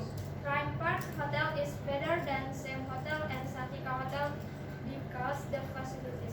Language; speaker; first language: English; non-native, learner; Indonesian